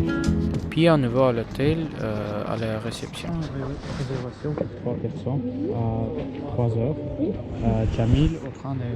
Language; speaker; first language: French; non-native, learner; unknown